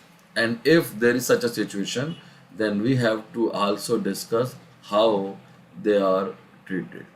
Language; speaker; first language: English; non-native, local second language; Hindi